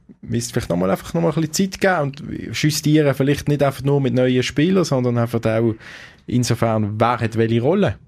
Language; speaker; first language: German; native; German